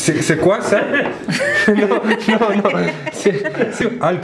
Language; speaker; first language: French; non-native, learner; Spanish